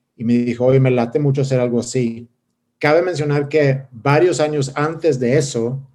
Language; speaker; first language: Spanish; non-native, fluent; Swedish